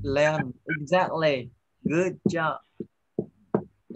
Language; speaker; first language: English; non-native, fluent; Vietnamese